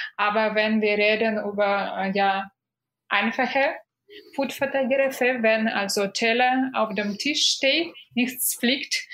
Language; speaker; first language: German; non-native, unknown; Russian